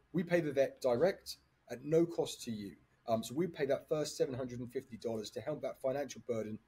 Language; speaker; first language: English; native; English